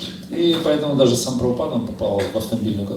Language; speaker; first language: Russian; native; Russian